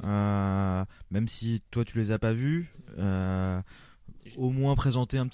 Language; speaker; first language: French; native; French